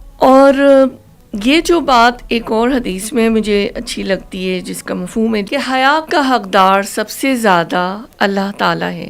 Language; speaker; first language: Urdu; native; Urdu